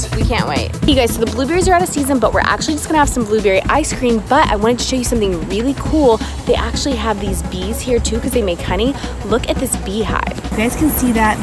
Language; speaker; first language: English; native; English